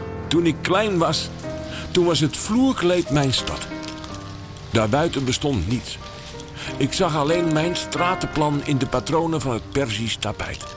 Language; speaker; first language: Dutch; native; Dutch